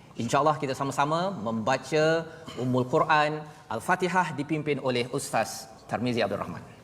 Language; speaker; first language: Malay; native; Malay